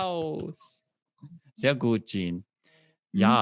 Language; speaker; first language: German; non-native, fluent; English